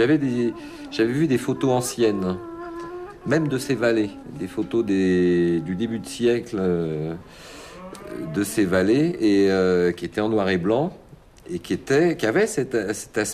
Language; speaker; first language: French; native; French